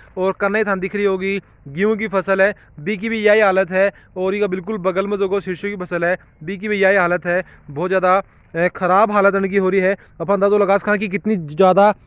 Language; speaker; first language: Hindi; native; Hindi